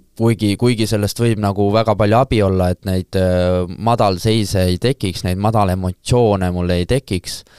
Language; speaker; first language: Estonian; native; Estonian